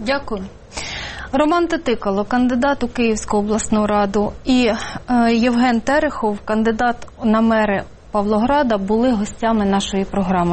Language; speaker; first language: Ukrainian; native; Ukrainian